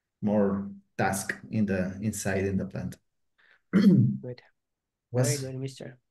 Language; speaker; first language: English; non-native, learner; Spanish